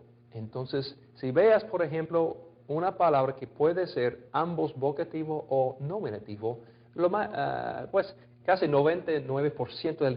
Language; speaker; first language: Spanish; non-native, fluent; English